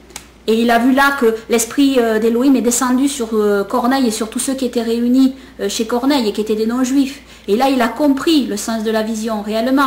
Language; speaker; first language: French; native; French